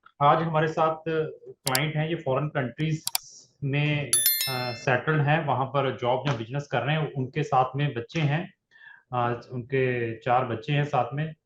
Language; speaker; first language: Hindi; non-native, local second language; Punjabi